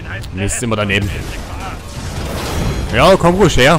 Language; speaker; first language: German; native; German